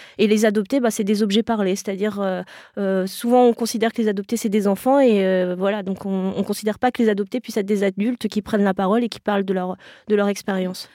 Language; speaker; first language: French; native; French